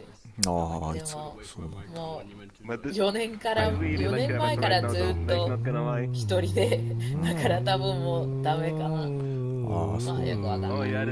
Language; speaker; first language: Japanese; non-native, learner; Spanish